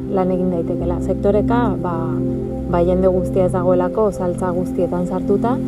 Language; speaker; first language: Basque; non-native, fluent; Spanish